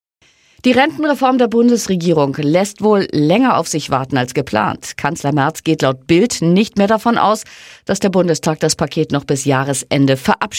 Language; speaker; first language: German; native; German